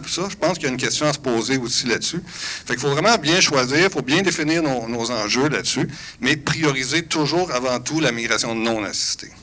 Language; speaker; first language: French; native; French